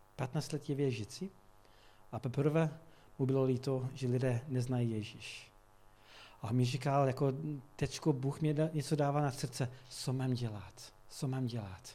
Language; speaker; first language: Czech; non-native, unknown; English